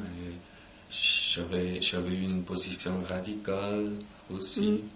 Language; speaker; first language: French; non-native, local second language; German